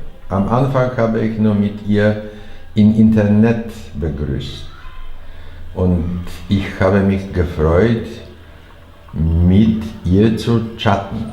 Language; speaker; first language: German; non-native, learner; Chinese